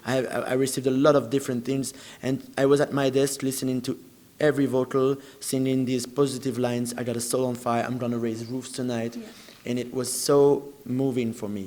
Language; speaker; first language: English; non-native, fluent; French